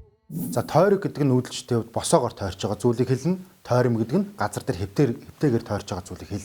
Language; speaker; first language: Mongolian; native; Mongolian